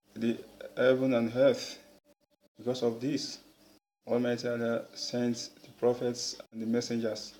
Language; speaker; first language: English; non-native, local second language; Yoruba